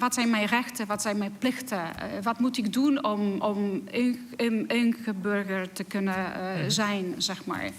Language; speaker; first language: Dutch; non-native, fluent; Polish